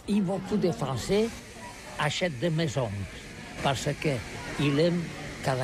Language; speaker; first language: French; non-native, learner; Catalan